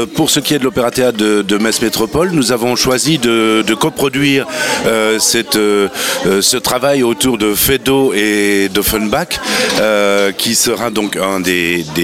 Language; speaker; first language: French; native; French